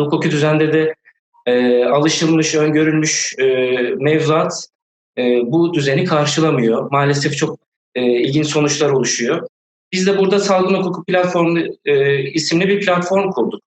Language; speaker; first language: Turkish; native; Turkish